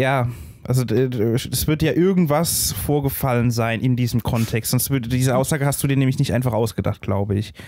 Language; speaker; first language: German; native; German